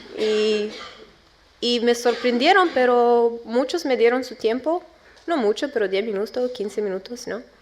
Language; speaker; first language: Spanish; non-native, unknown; Romanian